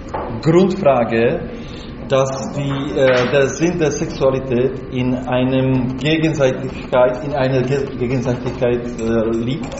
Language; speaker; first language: German; non-native, learner; Slovak